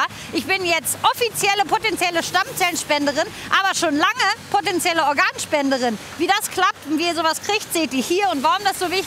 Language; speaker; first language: German; native; German